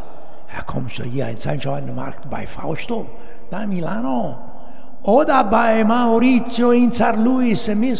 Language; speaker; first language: German; non-native, fluent; Italian